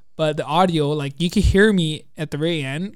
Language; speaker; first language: English; native; English